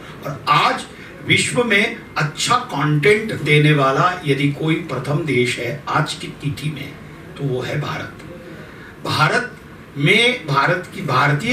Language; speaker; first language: Hindi; native; Hindi